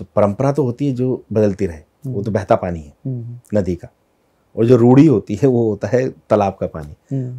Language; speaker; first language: Hindi; native; Hindi